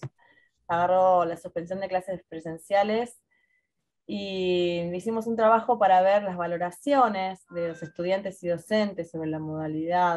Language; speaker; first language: Spanish; native; Spanish